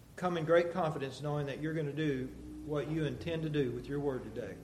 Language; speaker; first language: English; native; English